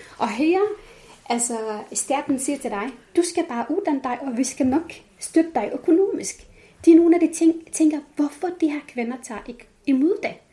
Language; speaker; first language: Danish; non-native, fluent; Arabic